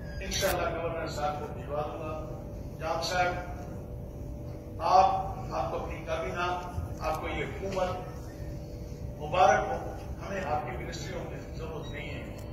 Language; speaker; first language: Urdu; non-native, local second language; Baluchi